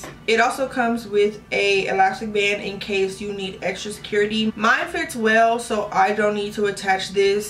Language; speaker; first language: English; native; English